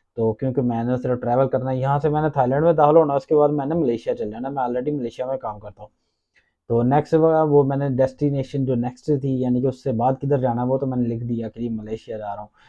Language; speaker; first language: Urdu; non-native, local second language; Punjabi